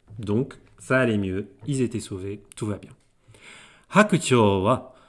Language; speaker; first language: French; native; French